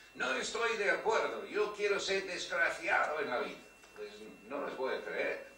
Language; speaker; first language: Spanish; non-native, fluent; English